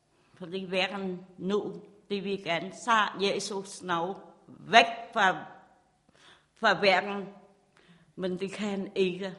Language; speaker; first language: Danish; non-native, learner; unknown